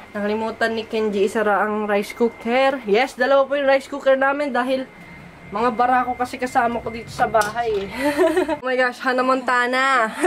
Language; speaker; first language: Filipino; early bilingual, heritage; Filipino